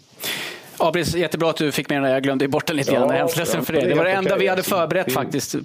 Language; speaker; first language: Swedish; native; Swedish